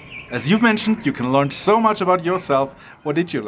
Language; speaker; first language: English; non-native, fluent; German